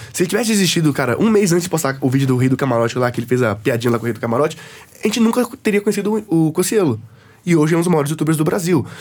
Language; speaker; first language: Portuguese; native; Portuguese